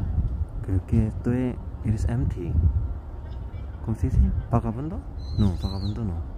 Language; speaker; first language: Spanish; non-native, fluent; Korean